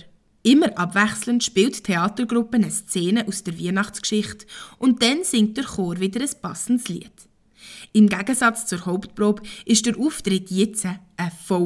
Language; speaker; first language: German; native; German